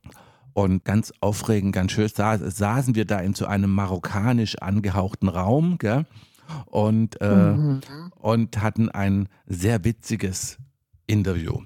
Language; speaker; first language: German; native; German